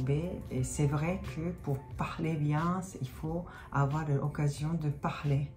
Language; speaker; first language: French; non-native, fluent; Japanese